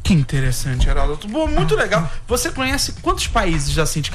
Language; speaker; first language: Portuguese; native; Portuguese